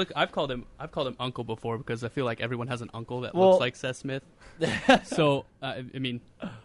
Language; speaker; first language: English; native; English